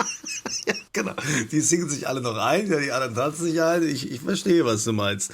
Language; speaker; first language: German; native; German